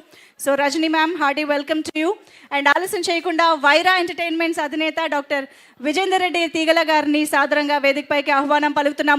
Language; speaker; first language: Telugu; native; Telugu